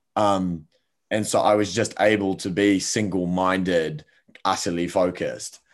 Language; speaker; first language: English; native; English